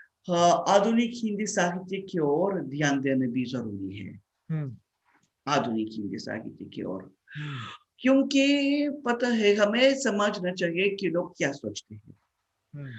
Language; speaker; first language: Hindi; non-native, fluent; Russian